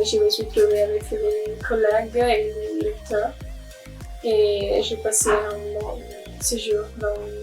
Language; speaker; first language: French; non-native, learner; Italian